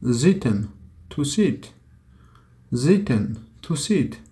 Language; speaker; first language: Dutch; non-native, learner; Turkish